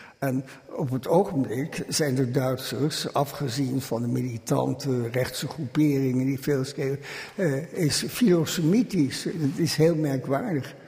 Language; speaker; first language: Dutch; early bilingual, other home language; German